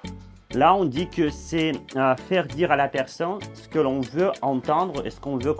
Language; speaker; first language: French; non-native, fluent; Russian